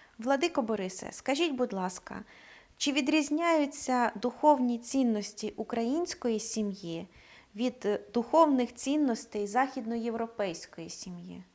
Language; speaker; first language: Ukrainian; native; Ukrainian